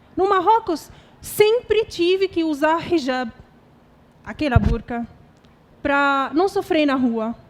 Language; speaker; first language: Portuguese; non-native, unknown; Arabic